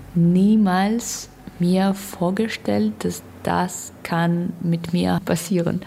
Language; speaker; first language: German; non-native, learner; Russian